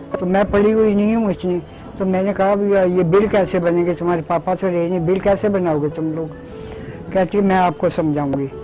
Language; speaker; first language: Hindi; early bilingual, other home language; Punjabi